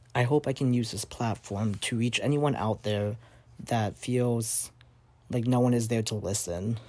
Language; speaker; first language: English; native; English